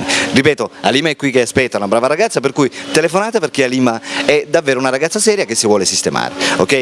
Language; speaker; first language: Italian; native; Italian